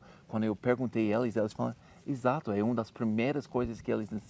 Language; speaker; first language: Portuguese; non-native, fluent; English